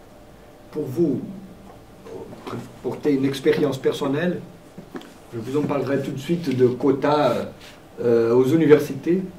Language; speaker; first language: French; non-native, fluent; Portuguese